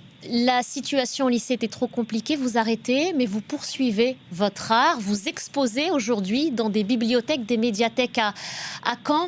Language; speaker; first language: French; native; French